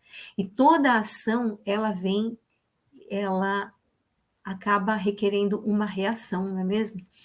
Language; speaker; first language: Portuguese; native; Portuguese